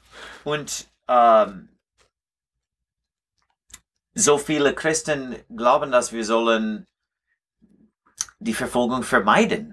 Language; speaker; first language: German; non-native, learner; English